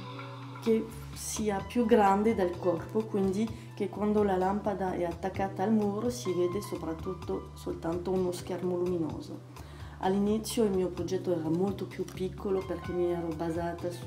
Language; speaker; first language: Italian; non-native, fluent; French